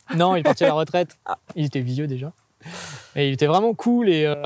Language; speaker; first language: French; native; French